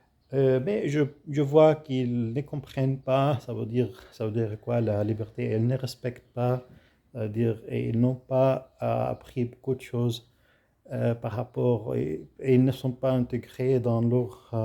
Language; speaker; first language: French; non-native, fluent; Arabic